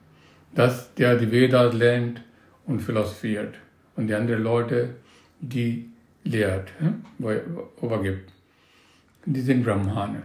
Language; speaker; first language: German; non-native, learner; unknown